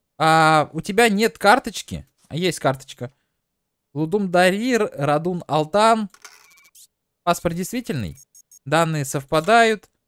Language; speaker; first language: Russian; native; Russian